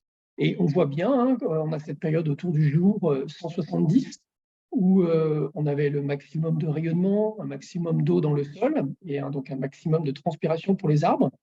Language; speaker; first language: French; native; French